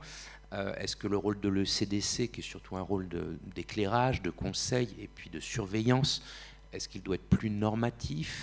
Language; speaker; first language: French; native; French